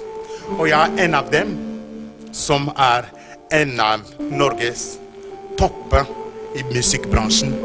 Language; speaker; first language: Norwegian; non-native, fluent; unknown